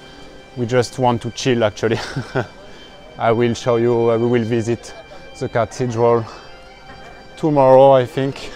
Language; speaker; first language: English; non-native, fluent; French